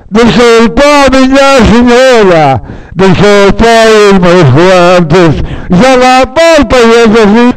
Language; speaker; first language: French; non-native, learner; Portuguese